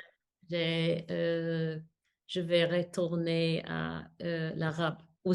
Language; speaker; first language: French; non-native, learner; English